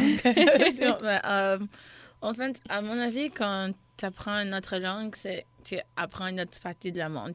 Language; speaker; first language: French; non-native, local second language; English